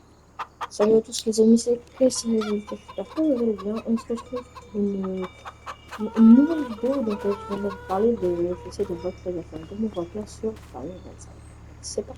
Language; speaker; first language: French; native; French